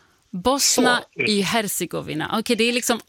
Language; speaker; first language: Swedish; native; Swedish